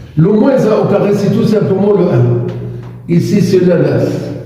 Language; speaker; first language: French; non-native, local second language; Arabic